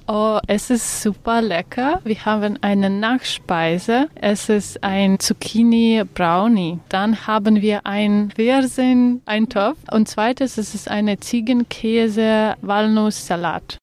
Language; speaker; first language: German; non-native, learner; Russian